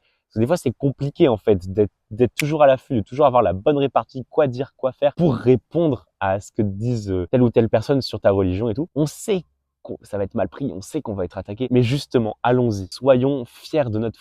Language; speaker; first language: French; native; French